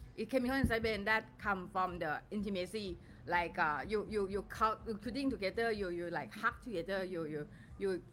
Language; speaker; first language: English; non-native, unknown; Thai